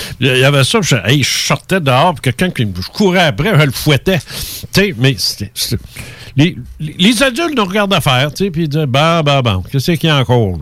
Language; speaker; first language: French; early bilingual, other home language; Spanish